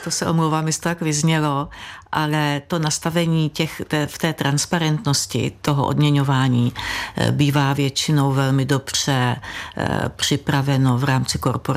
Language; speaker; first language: Czech; native; Czech